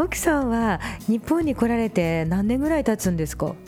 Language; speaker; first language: Japanese; native; Japanese